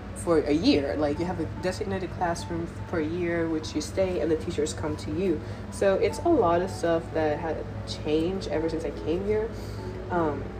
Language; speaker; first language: English; non-native, fluent; Spanish